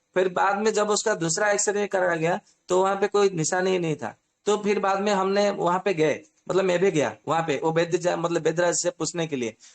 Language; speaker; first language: Hindi; non-native, local second language; Odia